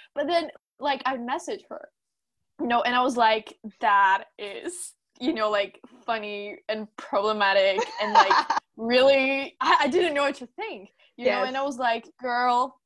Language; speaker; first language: English; non-native, fluent; Portuguese